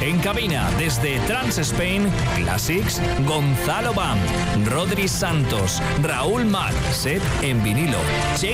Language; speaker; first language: Spanish; native; Spanish